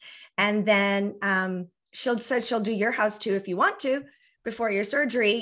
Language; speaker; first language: English; early bilingual, other home language; Spanish